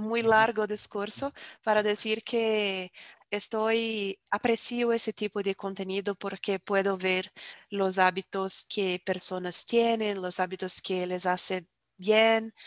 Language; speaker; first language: Spanish; non-native, fluent; Portuguese